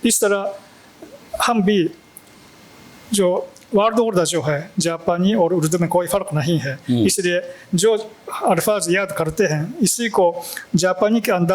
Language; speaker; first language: Hindi; non-native, fluent; Japanese